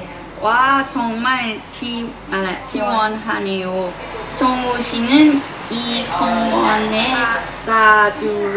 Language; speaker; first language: Korean; non-native, learner; Thai